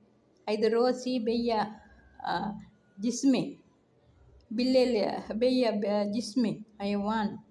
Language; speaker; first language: Arabic; non-native, learner; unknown